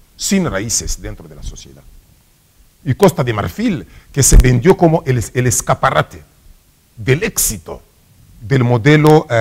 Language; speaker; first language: Spanish; non-native, fluent; Swahili